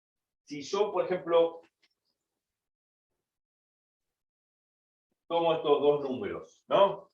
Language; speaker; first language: Spanish; native; Spanish